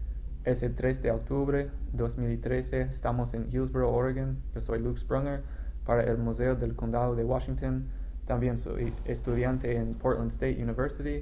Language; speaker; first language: Spanish; non-native, fluent; English